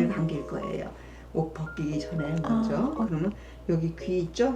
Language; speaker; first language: Korean; native; Korean